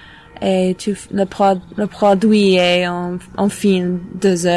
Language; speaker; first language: French; non-native, learner; English